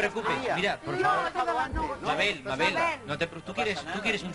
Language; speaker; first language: Spanish; native; Spanish